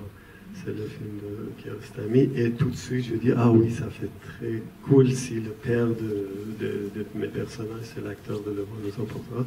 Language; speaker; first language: French; non-native, fluent; Persian